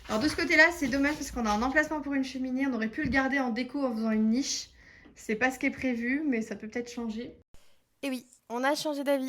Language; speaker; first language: French; native; French